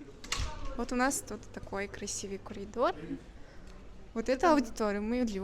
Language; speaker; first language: Russian; non-native, learner; Mongolian